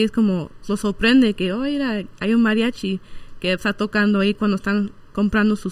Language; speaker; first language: Spanish; early bilingual, heritage; Spanish